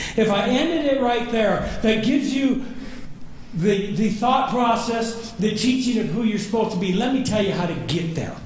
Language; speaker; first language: English; native; English